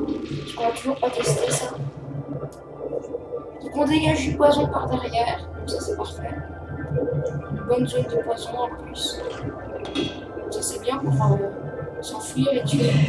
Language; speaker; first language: French; native; French